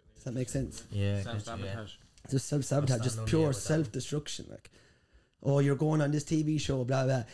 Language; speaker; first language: English; native; English